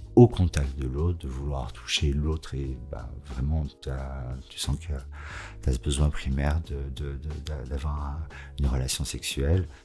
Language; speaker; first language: French; native; French